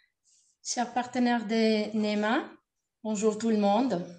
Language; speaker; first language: French; non-native, fluent; Spanish